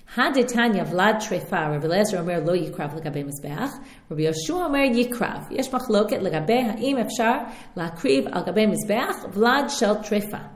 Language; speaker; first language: Hebrew; non-native, fluent; English